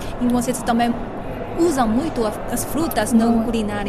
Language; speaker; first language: Portuguese; non-native, fluent; Chinese